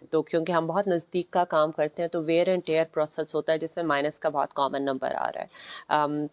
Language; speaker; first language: Urdu; non-native, local second language; Khowar